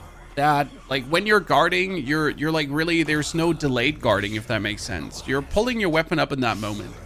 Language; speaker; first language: English; non-native, fluent; German